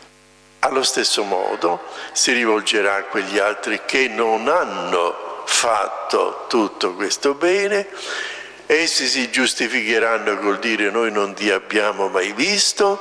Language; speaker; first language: Italian; native; Italian